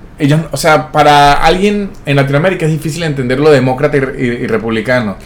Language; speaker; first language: Spanish; native; Spanish